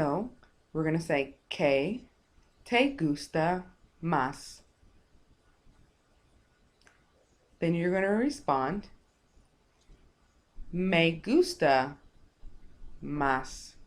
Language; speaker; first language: Spanish; non-native, fluent; English